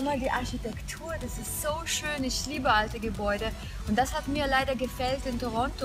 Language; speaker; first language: German; non-native, fluent; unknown